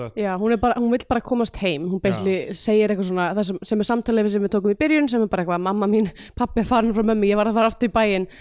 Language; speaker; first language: Icelandic; native; Icelandic